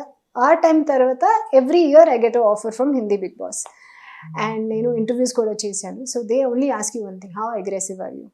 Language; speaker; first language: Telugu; non-native, local second language; Hindi